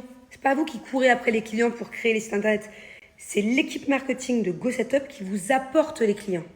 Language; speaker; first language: French; native; French